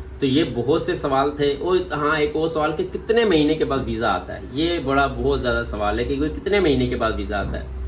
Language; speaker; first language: Urdu; non-native, local second language; Punjabi